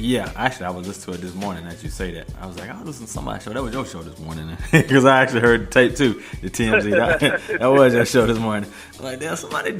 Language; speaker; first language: English; native; English